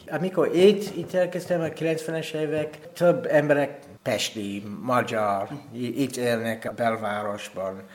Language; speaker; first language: Hungarian; non-native, learner; English